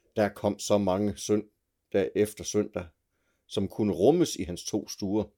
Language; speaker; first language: Danish; native; Danish